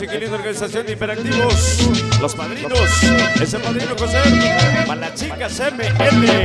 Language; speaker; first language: Spanish; native; Spanish